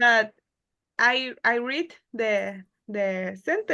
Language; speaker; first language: English; non-native, learner; Spanish